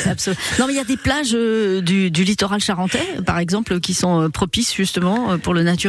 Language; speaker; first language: French; native; French